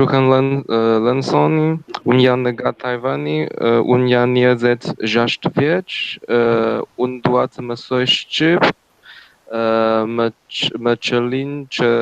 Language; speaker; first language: Albanian; non-native, learner; Chinese